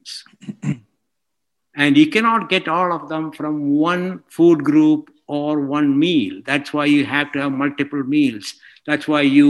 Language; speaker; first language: English; non-native, local second language; Malayalam